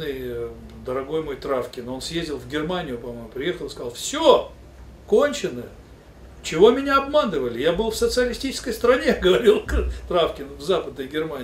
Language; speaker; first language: Russian; native; Russian